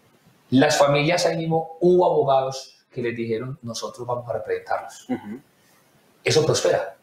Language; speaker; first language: Spanish; native; Spanish